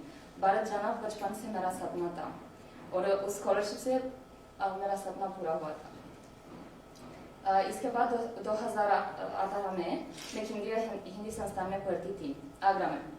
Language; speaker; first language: Hindi; non-native, learner; Romanian